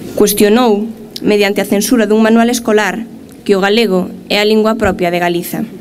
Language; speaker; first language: Galician; native; Galician